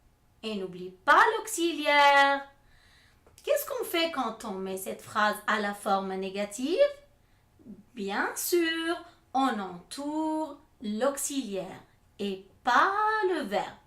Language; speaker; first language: French; non-native, fluent; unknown